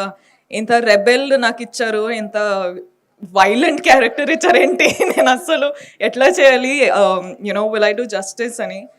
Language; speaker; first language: Telugu; non-native, fluent; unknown